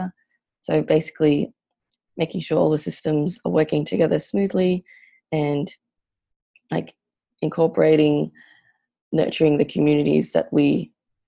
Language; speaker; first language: English; non-native, local second language; Filipino